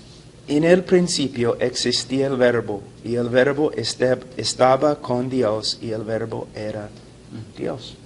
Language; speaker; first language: Spanish; non-native, fluent; English